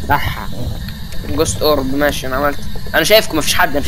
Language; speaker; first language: Arabic; native; Arabic